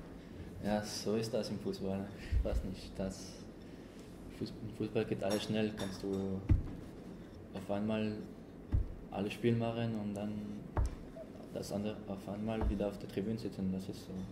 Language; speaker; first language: German; non-native, fluent; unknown